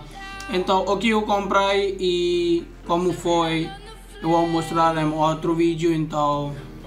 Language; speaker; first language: Portuguese; non-native, learner; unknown